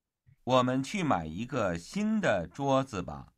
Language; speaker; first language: Chinese; non-native, learner; Vietnamese